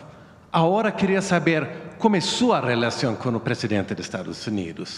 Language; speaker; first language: Spanish; non-native, fluent; Swedish